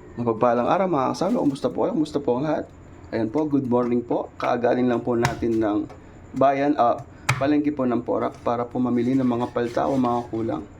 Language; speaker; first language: Filipino; native; Filipino